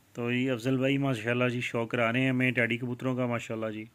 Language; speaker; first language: Urdu; non-native, local second language; Punjabi